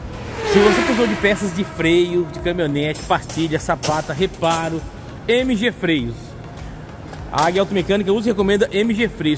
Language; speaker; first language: Portuguese; native; Portuguese